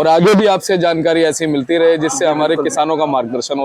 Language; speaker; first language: Hindi; native; Hindi